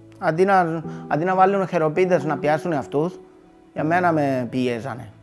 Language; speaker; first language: Greek; non-native, fluent; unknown